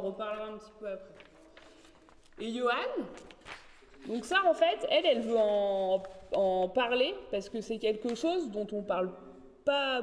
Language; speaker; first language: French; native; French